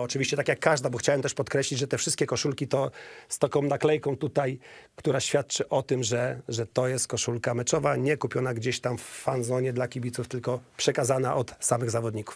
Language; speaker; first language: Polish; native; Polish